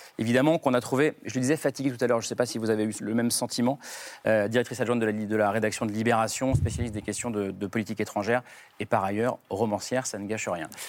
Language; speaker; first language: French; native; French